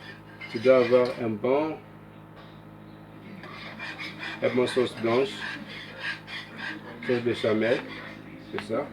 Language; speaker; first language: French; non-native, fluent; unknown